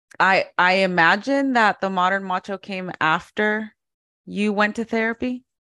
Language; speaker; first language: English; early bilingual, other home language; Spanish